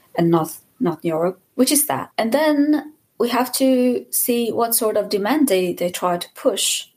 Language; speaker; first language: English; non-native, fluent; Persian